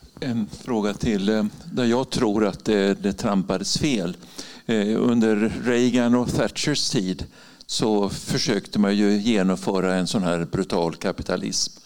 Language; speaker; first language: Swedish; native; Swedish